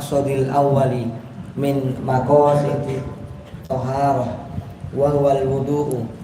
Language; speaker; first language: Arabic; non-native, learner; Indonesian